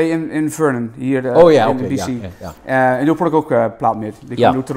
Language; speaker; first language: Dutch; native; Dutch